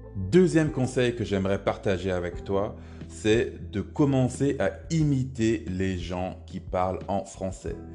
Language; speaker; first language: French; native; French